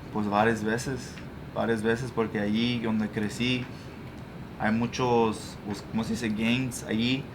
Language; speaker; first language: Spanish; early bilingual, other home language; English